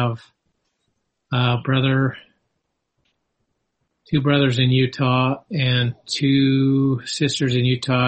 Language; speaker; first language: English; native; English